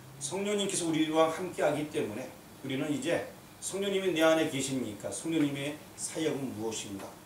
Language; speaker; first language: Korean; native; Korean